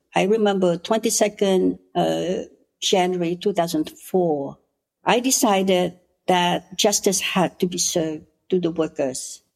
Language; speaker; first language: English; non-native, fluent; Khmer